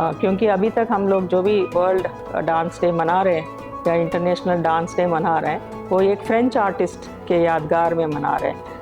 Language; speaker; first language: Hindi; non-native, local second language; Telugu